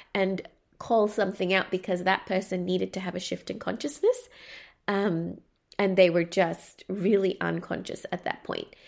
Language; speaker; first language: English; native; English